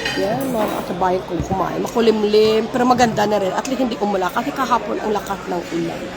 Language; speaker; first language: Filipino; non-native, local second language; Hiligaynon